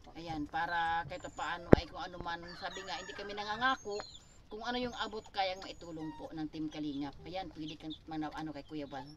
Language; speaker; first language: Filipino; non-native, local second language; Cebuano